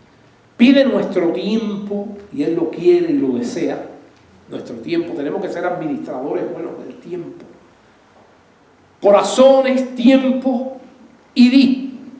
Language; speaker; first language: Spanish; native; Spanish